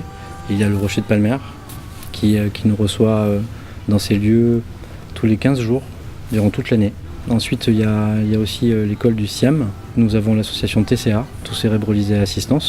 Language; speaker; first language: French; native; French